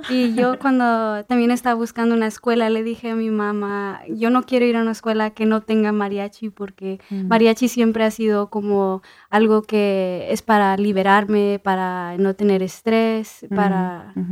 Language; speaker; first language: Spanish; early bilingual, heritage; Spanish